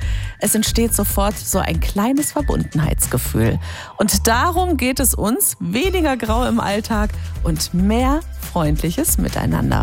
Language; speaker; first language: German; native; German